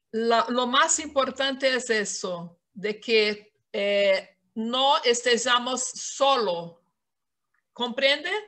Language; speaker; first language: Spanish; non-native, fluent; Portuguese